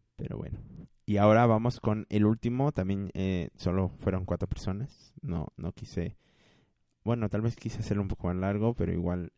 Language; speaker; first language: Spanish; native; Spanish